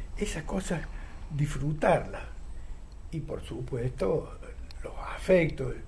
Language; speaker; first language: Spanish; native; Spanish